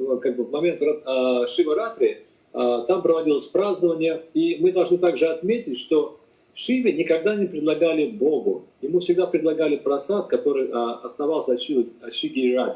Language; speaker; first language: Russian; native; Russian